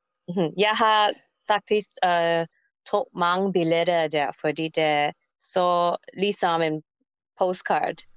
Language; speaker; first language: Danish; non-native, learner; English